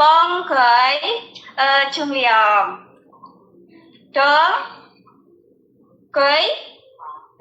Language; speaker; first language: Cantonese; non-native, learner; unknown